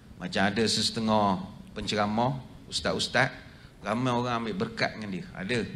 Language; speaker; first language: Malay; native; Malay